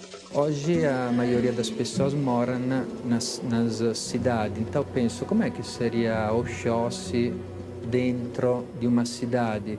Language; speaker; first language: Portuguese; non-native, fluent; Italian